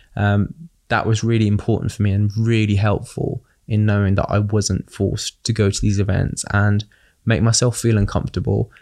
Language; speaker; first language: English; native; English